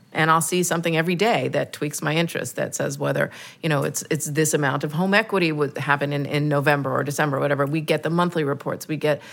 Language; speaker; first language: English; native; English